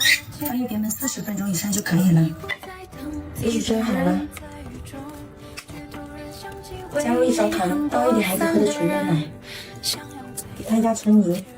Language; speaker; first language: Chinese; native; Chinese